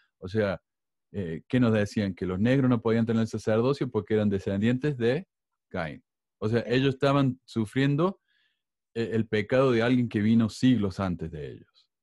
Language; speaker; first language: Spanish; native; Spanish